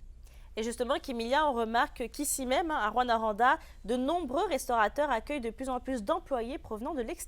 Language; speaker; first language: French; native; French